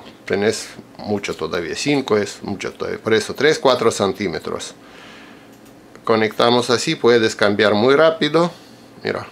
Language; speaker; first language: Spanish; non-native, fluent; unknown